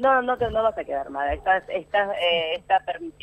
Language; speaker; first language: Spanish; early bilingual, other home language; Korean